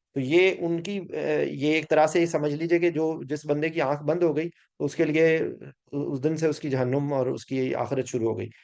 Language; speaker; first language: Urdu; native; Urdu